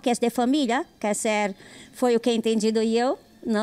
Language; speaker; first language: Portuguese; non-native, learner; Spanish